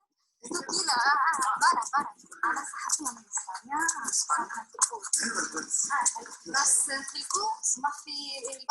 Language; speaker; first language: Arabic; non-native, learner; Spanish